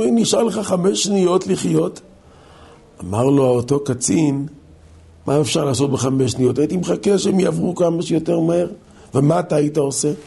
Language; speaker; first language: Hebrew; native; Hebrew